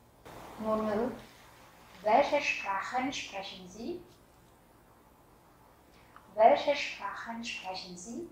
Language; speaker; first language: German; non-native, fluent; Vietnamese